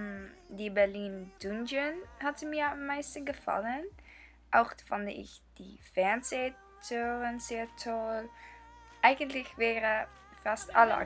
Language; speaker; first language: German; non-native, learner; Dutch